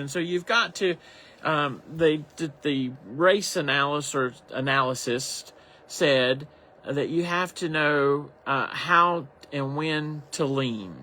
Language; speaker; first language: English; native; English